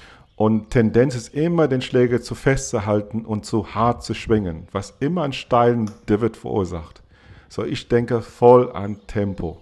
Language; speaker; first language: German; non-native, fluent; English